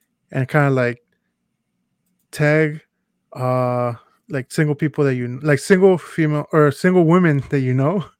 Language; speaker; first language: English; early bilingual, other home language; Spanish